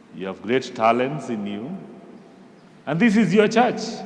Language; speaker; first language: English; non-native, local second language; Kikuyu